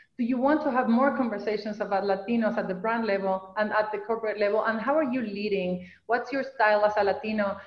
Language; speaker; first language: English; non-native, fluent; Spanish